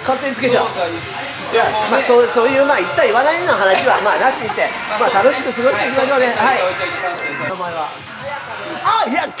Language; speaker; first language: Japanese; native; Japanese